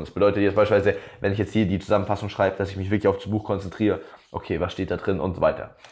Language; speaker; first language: German; native; German